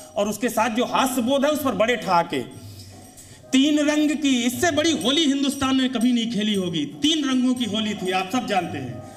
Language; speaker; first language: Hindi; native; Hindi